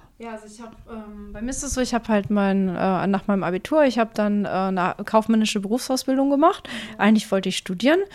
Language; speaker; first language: German; native; German